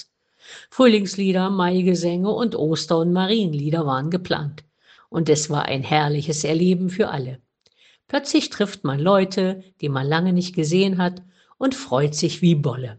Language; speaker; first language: German; native; German